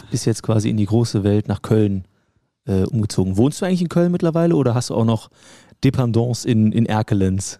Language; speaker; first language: German; native; German